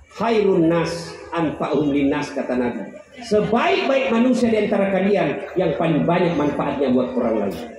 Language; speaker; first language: Indonesian; non-native, local second language; Buginese